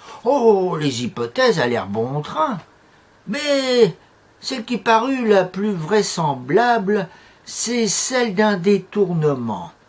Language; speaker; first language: French; native; French